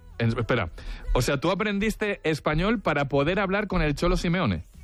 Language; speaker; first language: Spanish; native; Spanish